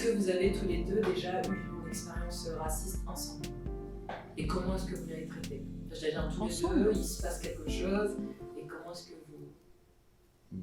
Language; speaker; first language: French; native; French